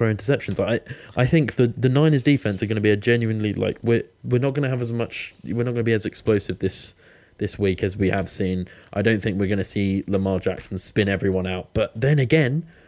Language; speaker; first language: English; native; English